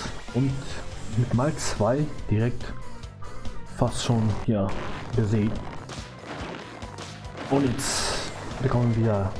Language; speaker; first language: German; native; German